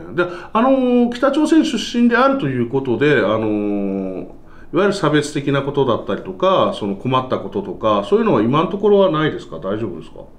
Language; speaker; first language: Japanese; native; Japanese